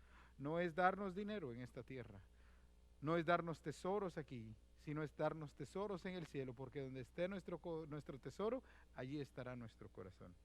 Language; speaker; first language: Spanish; native; Spanish